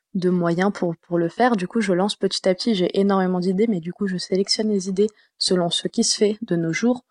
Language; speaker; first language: French; native; French